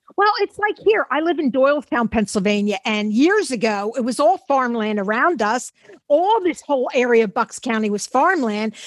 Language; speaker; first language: English; native; English